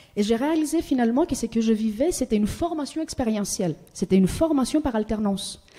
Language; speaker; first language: French; non-native, fluent; Greek